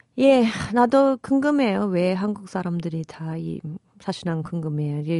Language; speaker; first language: Korean; non-native, fluent; English